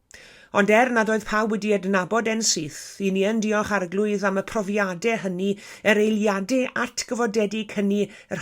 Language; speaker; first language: Welsh; native; Welsh